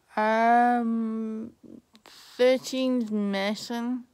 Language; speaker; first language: English; native; English